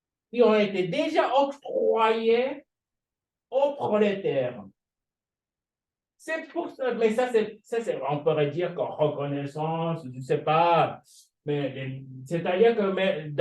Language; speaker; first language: French; non-native, fluent; Japanese